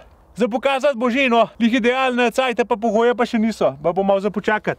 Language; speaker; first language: Slovenian; native; Slovenian